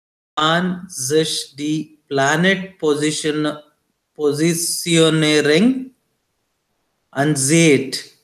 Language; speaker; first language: German; non-native, learner; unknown